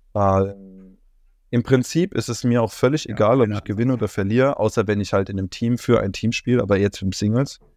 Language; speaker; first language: German; native; German